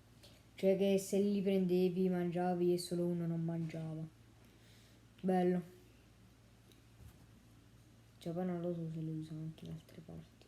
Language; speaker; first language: Italian; native; Italian